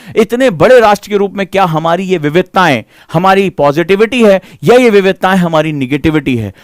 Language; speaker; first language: Hindi; native; Hindi